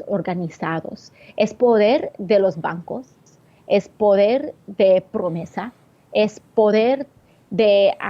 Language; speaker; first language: Spanish; early bilingual, heritage; English